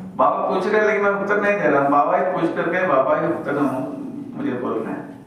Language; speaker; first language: Hindi; non-native, local second language; Malayalam